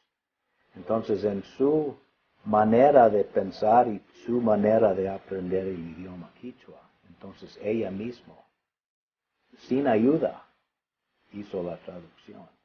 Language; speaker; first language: Spanish; early bilingual, other home language; English